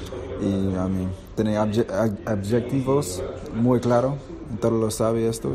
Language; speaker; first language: Spanish; non-native, learner; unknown